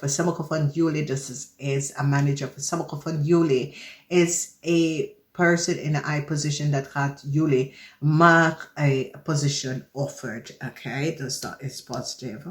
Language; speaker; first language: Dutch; non-native, fluent; English